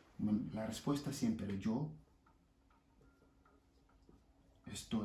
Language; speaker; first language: Spanish; non-native, fluent; Wolof